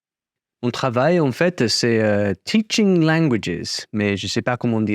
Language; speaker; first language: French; non-native, learner; English